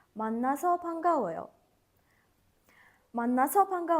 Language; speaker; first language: Korean; non-native, fluent; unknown